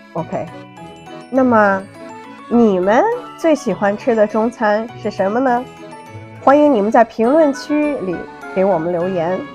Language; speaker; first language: Chinese; native; Chinese